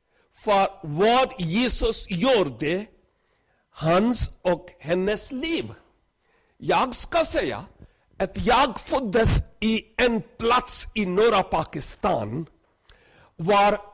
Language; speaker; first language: Swedish; non-native, learner; Urdu